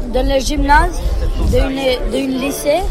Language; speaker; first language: French; non-native, learner; Albanian